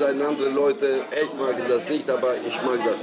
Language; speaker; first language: German; non-native, learner; Albanian